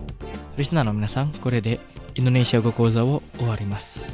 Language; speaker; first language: Japanese; non-native, fluent; Indonesian